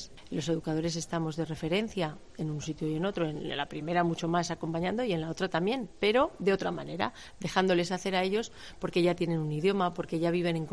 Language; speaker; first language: Spanish; native; Spanish